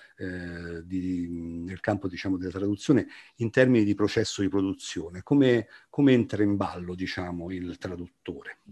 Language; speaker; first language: Italian; native; Italian